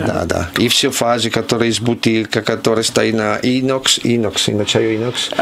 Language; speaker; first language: Russian; non-native, learner; Italian